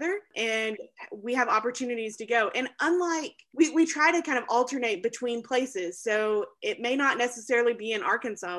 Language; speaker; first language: English; native; English